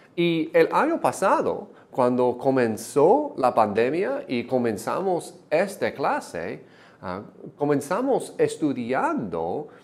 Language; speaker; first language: Spanish; non-native, fluent; English